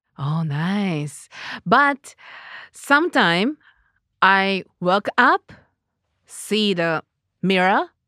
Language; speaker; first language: English; non-native, learner; Japanese